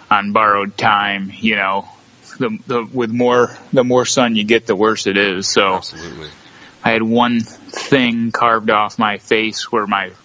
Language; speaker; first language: English; native; English